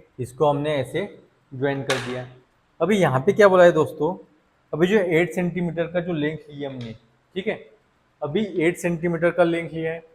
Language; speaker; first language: Hindi; non-native, local second language; Marathi